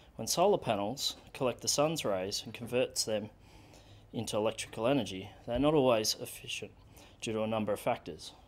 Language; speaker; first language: English; native; English